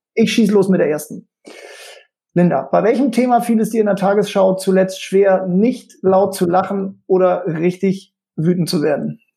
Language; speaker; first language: German; native; German